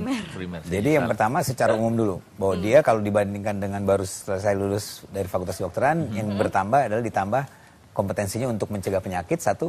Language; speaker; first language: Indonesian; native; Indonesian